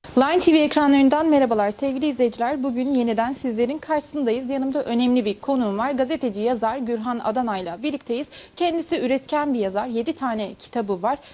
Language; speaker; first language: Turkish; native; Turkish